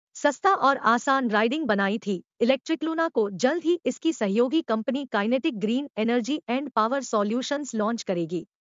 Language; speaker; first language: Hindi; native; Hindi